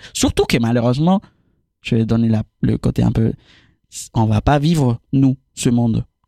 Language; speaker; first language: French; non-native, fluent; Spanish